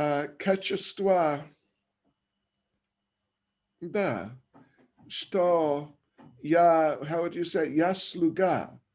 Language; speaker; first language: Russian; non-native, learner; English